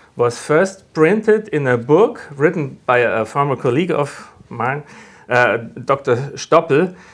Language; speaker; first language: English; non-native, fluent; German